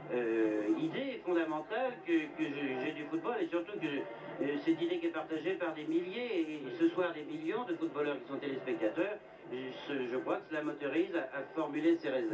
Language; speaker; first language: French; native; French